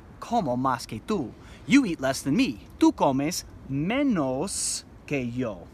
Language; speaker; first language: Spanish; non-native, fluent; English